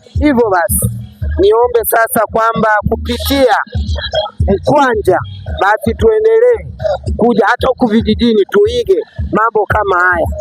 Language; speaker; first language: Swahili; non-native, local second language; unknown